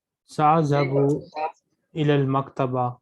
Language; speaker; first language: Arabic; non-native, fluent; Urdu